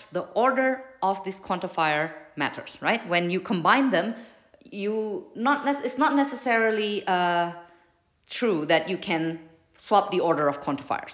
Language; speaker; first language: English; non-native, fluent; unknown